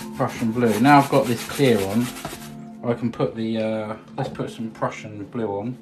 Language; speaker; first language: English; native; English